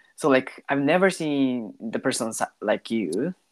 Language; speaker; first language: English; non-native, learner; Japanese